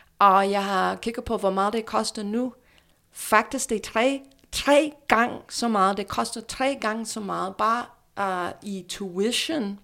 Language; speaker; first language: Danish; non-native, fluent; English